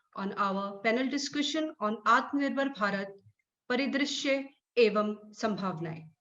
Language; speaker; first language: English; non-native, local second language; Hindi